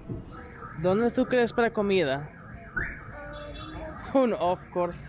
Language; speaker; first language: Spanish; non-native, learner; English